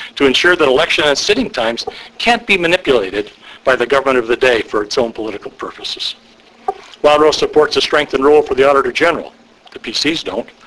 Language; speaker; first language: English; native; English